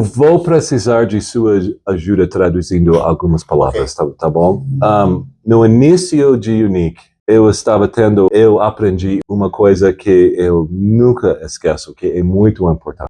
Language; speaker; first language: Portuguese; non-native, fluent; English